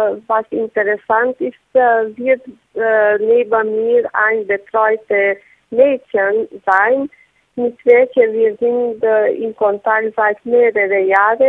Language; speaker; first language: German; non-native, fluent; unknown